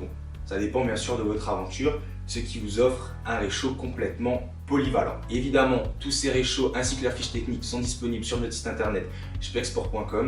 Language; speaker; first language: French; native; French